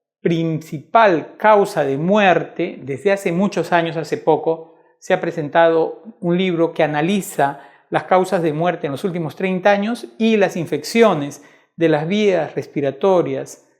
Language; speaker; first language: Spanish; native; Spanish